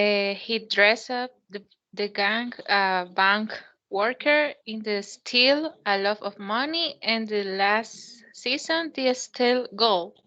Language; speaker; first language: English; non-native, learner; Spanish